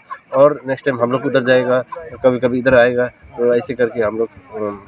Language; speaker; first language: Hindi; non-native, local second language; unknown